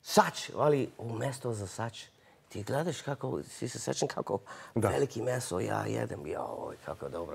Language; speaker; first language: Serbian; non-native, learner; English